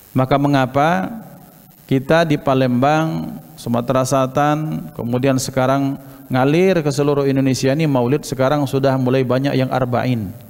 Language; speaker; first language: Malay; non-native, local second language; Javanese